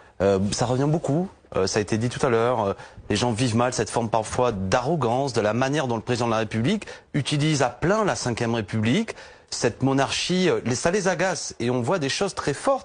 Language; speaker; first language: French; native; French